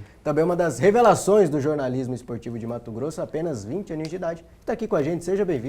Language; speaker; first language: Portuguese; native; Portuguese